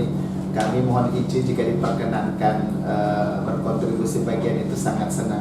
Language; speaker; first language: Indonesian; native; Indonesian